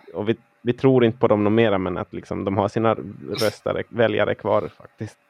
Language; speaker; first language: Swedish; native; Swedish